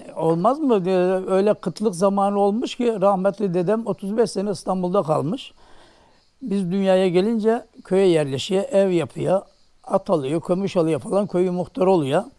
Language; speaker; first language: Turkish; native; Turkish